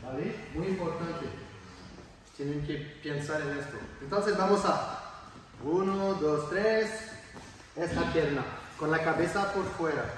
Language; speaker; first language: Spanish; non-native, learner; French